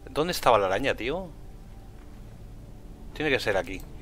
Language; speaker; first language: Spanish; native; Spanish